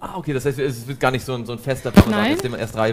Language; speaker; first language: German; native; German